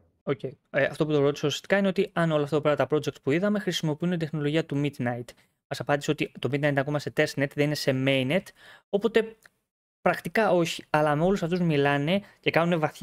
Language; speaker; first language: Greek; native; Greek